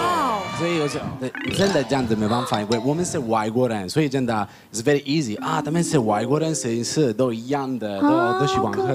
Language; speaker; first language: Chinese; non-native, learner; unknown